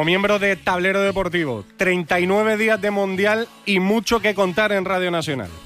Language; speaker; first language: Spanish; native; Spanish